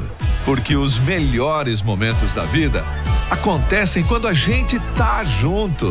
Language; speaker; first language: Portuguese; native; Portuguese